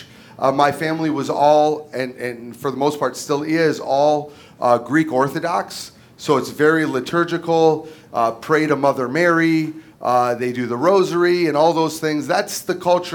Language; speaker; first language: English; native; English